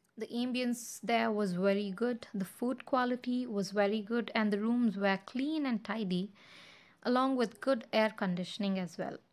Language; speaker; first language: English; non-native, local second language; Kannada